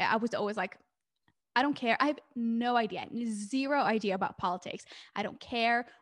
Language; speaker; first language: English; early bilingual, other home language; Hebrew